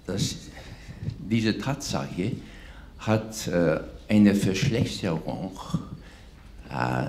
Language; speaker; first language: German; non-native, fluent; English